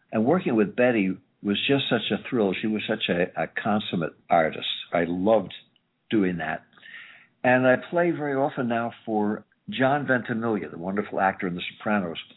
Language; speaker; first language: English; native; English